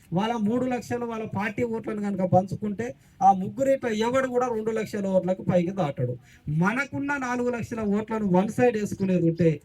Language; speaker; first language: Telugu; non-native, local second language; Koya